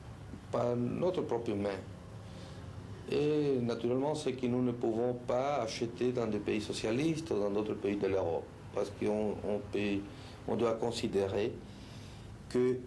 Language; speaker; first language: French; non-native, fluent; Spanish